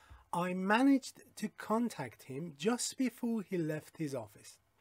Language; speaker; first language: English; non-native, fluent; Persian